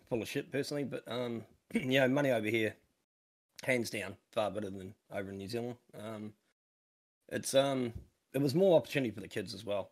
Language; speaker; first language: English; native; English